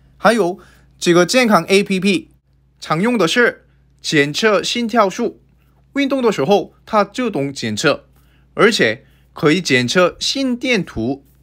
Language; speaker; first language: Chinese; non-native, fluent; Korean